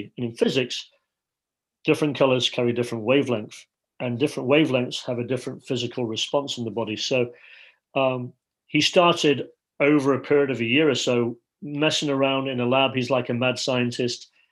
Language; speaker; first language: English; native; English